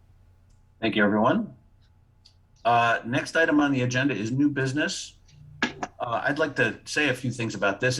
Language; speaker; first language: English; native; English